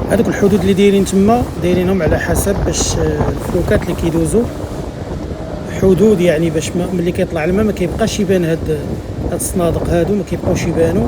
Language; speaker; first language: Arabic; native; Arabic